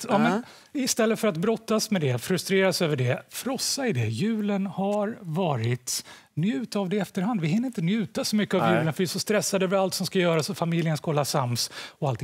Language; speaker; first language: Swedish; native; Swedish